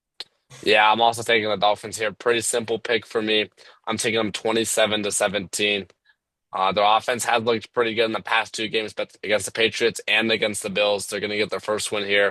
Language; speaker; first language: English; native; English